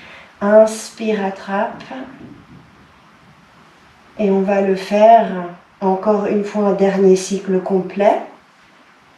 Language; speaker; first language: French; native; French